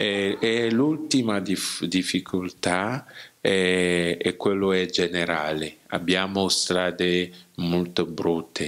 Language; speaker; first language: Italian; non-native, learner; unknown